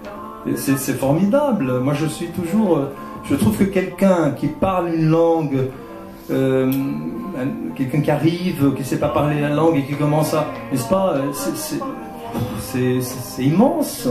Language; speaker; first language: French; non-native, fluent; Portuguese